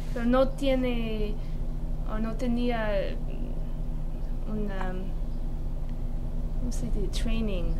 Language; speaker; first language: Spanish; non-native, fluent; English